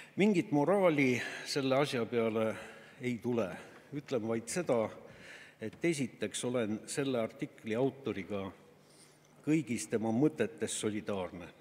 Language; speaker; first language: Estonian; non-native, local second language; Russian